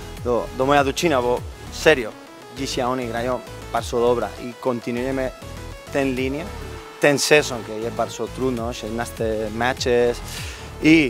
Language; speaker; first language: Polish; non-native, learner; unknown